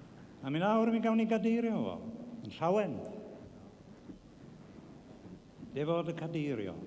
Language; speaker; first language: Welsh; native; Welsh